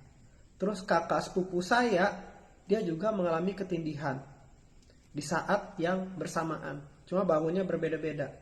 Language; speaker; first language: Indonesian; native; Indonesian